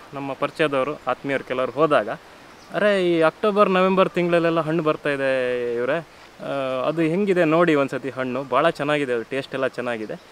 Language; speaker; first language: Kannada; native; Kannada